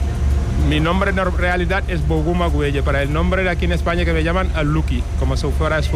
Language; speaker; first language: Spanish; non-native, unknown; Wolof